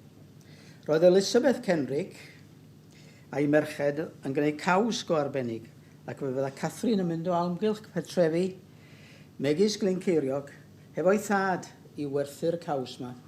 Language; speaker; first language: Welsh; native; Welsh